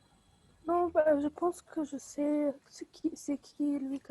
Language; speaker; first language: French; non-native, learner; Arabic